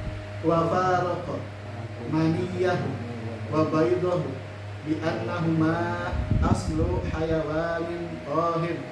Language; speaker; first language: Arabic; non-native, fluent; Indonesian